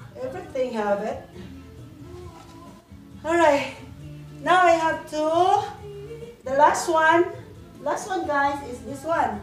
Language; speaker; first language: English; non-native, fluent; Filipino